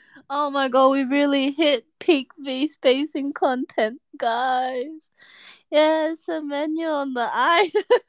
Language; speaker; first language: English; native; English